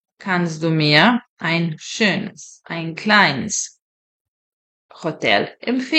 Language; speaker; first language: German; non-native, fluent; Serbian